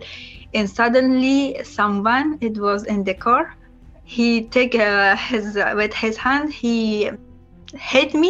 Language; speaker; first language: English; non-native, learner; Persian